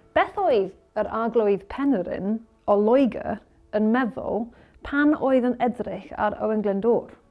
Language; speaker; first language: Welsh; non-native, learner; English